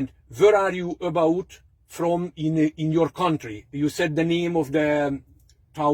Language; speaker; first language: English; non-native, fluent; Hungarian